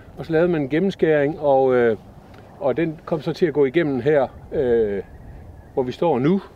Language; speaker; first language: Danish; native; Danish